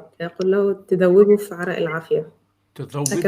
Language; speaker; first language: Arabic; native; Arabic